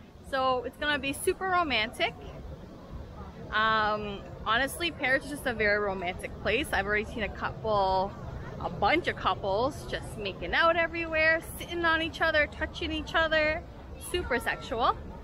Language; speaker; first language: English; early bilingual, other home language; Vietnamese